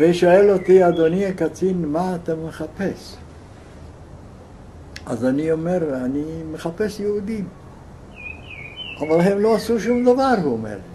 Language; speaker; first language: Hebrew; non-native, fluent; Yiddish